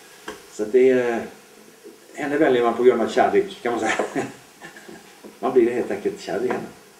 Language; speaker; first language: Swedish; native; Swedish